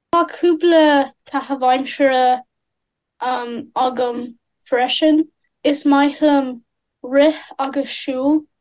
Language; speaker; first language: Irish; non-native, learner; English